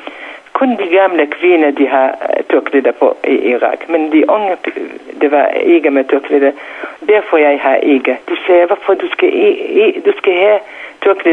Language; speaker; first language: Danish; non-native, learner; Central Kurdish